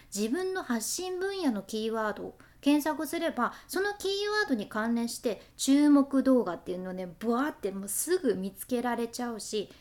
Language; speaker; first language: Japanese; native; Japanese